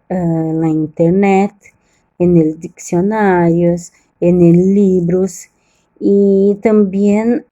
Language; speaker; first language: Spanish; non-native, learner; Portuguese